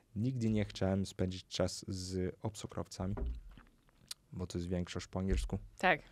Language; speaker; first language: Polish; non-native, fluent; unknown